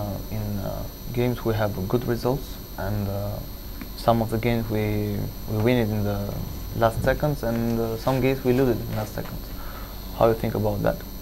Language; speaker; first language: English; non-native, learner; Albanian